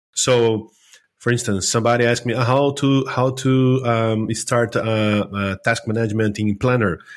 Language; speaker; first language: English; non-native, fluent; Portuguese